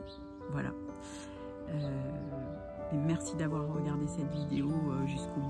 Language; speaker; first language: French; native; French